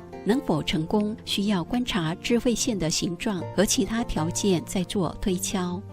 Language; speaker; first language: Chinese; native; Chinese